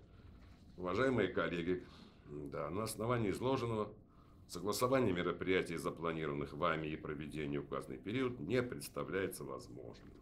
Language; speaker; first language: Russian; native; Russian